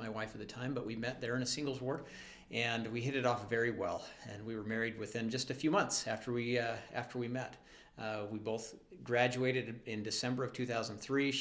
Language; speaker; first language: English; native; English